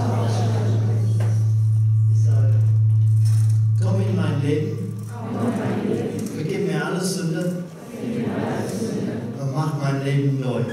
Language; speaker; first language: German; non-native, learner; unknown